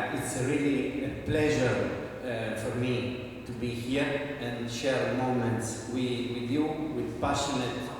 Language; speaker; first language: English; non-native, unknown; Italian